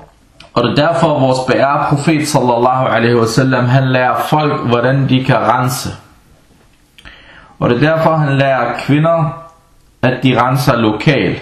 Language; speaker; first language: Danish; non-native, fluent; Arabic